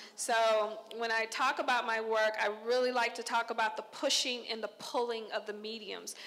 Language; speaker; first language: English; native; English